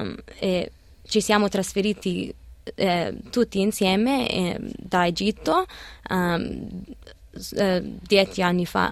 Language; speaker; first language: Italian; early bilingual, other home language; Arabic